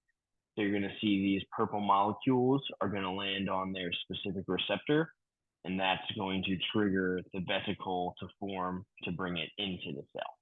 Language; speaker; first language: English; native; English